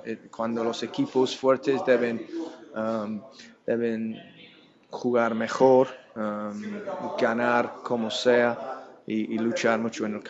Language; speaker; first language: Spanish; non-native, fluent; English